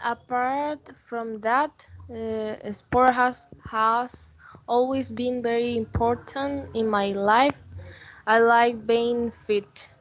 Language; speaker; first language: English; non-native, learner; Spanish